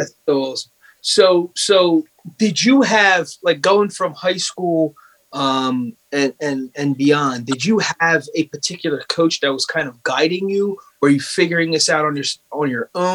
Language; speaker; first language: English; native; English